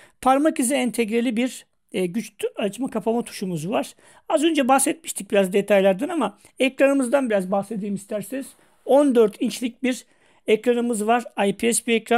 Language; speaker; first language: Turkish; native; Turkish